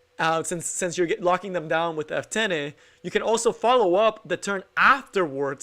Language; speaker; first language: English; native; English